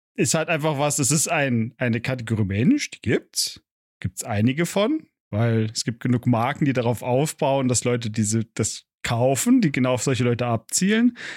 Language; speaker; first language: German; native; German